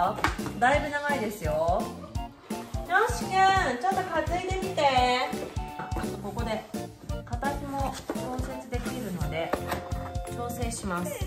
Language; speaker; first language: Japanese; native; Japanese